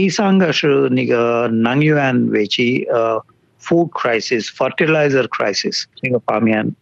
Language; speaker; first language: Chinese; non-native, fluent; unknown